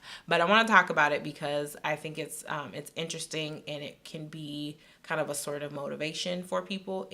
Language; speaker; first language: English; native; English